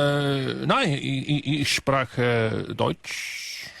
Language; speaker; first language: German; non-native, learner; Icelandic